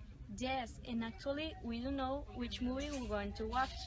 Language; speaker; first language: English; non-native, learner; Spanish